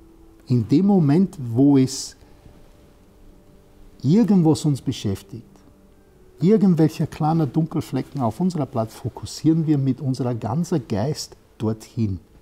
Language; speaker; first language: German; non-native, fluent; English